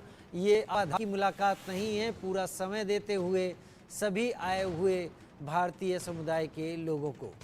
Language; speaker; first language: Hindi; native; Hindi